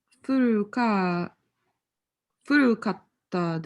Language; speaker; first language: Japanese; non-native, learner; English